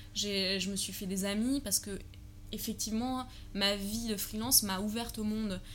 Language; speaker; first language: French; early bilingual, heritage; German